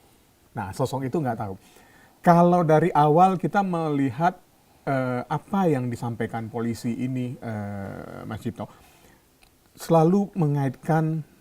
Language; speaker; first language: Indonesian; native; Indonesian